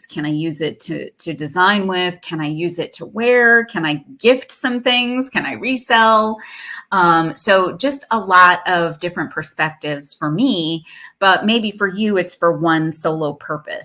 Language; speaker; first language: English; native; English